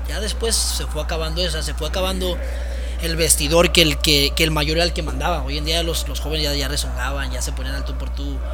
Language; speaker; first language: Spanish; early bilingual, heritage; Spanish